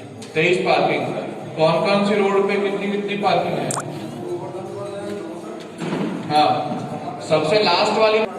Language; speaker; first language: Hindi; native; Hindi